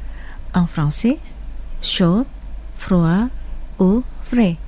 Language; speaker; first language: French; non-native, fluent; Indonesian